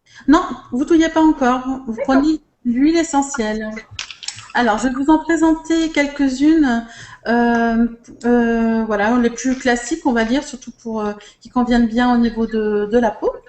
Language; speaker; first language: French; native; French